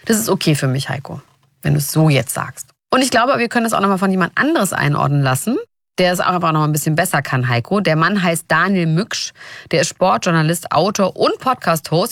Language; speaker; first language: German; native; German